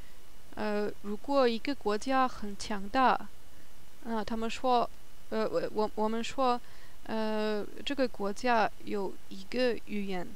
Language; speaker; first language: Chinese; non-native, learner; German